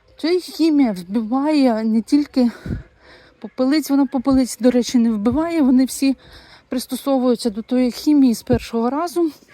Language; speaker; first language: Ukrainian; non-native, local second language; Russian